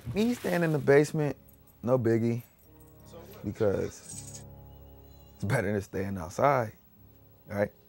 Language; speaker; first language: English; native; English